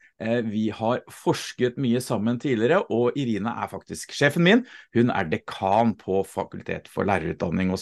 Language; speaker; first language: Norwegian; native; Norwegian